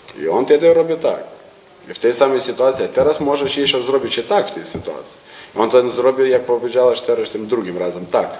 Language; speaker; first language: Polish; non-native, learner; Lithuanian